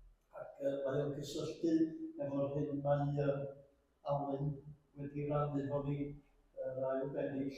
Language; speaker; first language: Welsh; native; Welsh